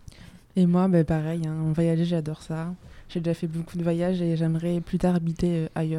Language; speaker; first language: French; native; French